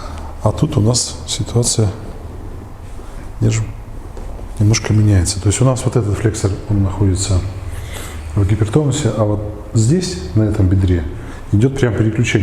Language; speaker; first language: Russian; native; Russian